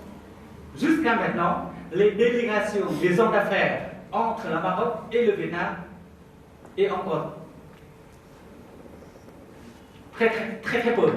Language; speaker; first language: French; non-native, fluent; Vietnamese